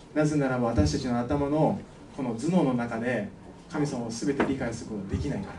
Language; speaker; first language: Japanese; native; Japanese